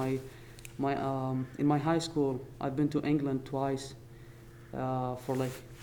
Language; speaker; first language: English; non-native, fluent; Arabic